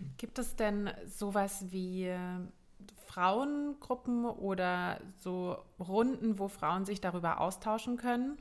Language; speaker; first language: German; native; German